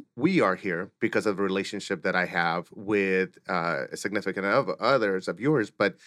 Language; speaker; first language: English; early bilingual, other home language; Russian